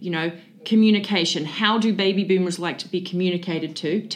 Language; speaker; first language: English; native; English